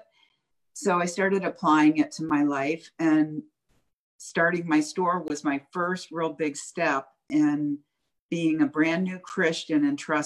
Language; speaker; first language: English; native; English